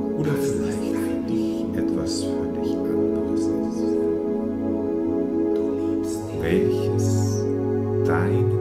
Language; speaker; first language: German; native; German